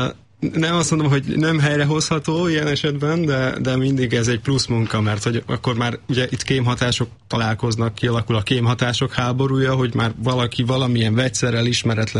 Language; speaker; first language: Hungarian; native; Hungarian